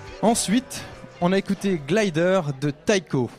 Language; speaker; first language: French; native; French